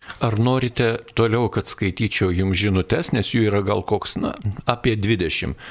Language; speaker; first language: Lithuanian; native; Lithuanian